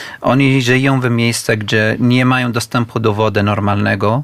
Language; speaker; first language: Polish; non-native, learner; Arabic